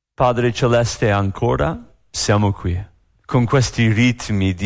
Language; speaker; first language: Italian; non-native, fluent; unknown